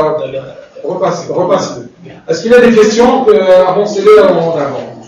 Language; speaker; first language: French; non-native, fluent; Arabic